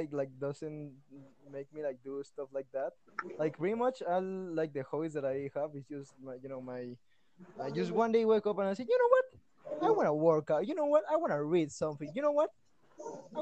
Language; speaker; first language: English; non-native, fluent; Spanish